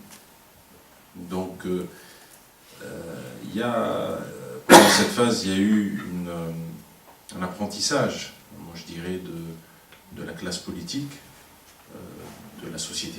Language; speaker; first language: French; non-native, local second language; Arabic